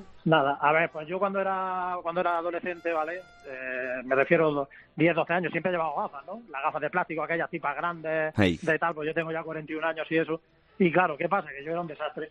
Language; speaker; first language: Spanish; native; Spanish